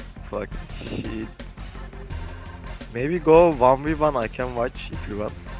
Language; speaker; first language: English; non-native, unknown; Turkish